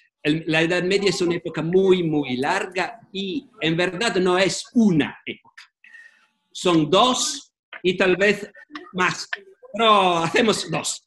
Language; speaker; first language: Spanish; non-native, fluent; Italian